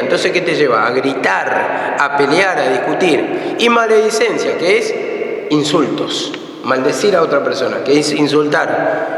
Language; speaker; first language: Spanish; native; Spanish